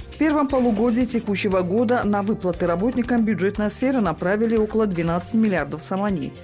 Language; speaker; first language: Russian; non-native, local second language; Tajik